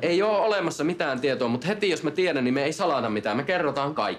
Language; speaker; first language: Finnish; native; Finnish